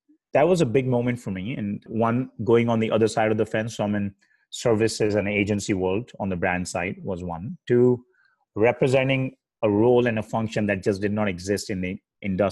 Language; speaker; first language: English; non-native, local second language; Hindi